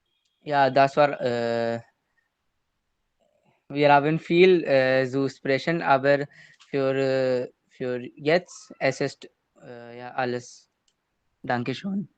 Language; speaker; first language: German; non-native, learner; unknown